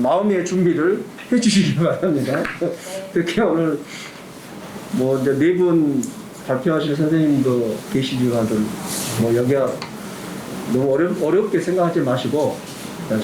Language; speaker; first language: Korean; native; Korean